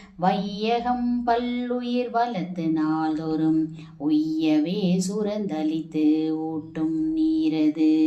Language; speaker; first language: Tamil; native; Tamil